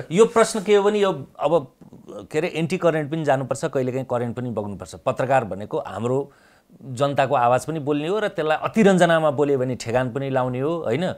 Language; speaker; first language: Nepali; native; Nepali